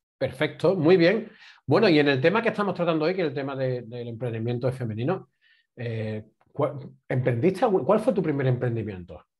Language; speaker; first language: Spanish; native; Spanish